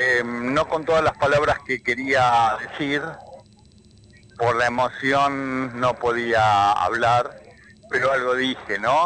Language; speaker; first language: Spanish; native; Spanish